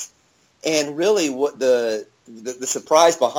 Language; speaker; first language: English; native; English